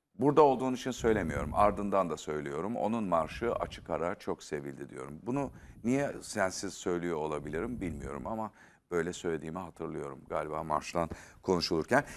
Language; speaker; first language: Turkish; native; Turkish